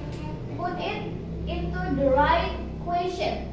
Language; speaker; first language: English; non-native, fluent; Indonesian